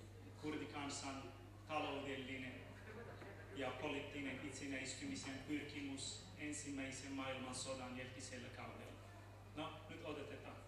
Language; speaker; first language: Finnish; non-native, learner; Central Kurdish